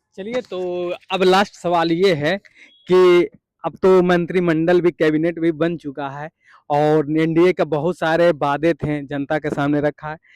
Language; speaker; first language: Hindi; native; Hindi